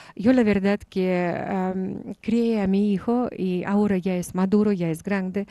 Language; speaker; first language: Spanish; non-native, fluent; Russian